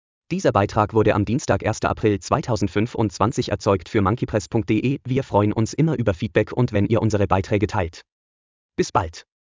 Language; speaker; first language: German; native; German